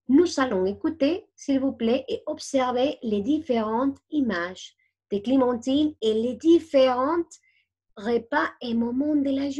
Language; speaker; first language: French; non-native, fluent; Spanish